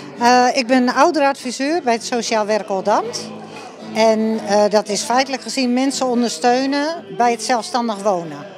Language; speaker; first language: Dutch; native; Dutch